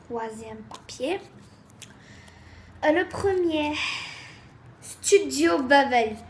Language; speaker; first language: French; native; French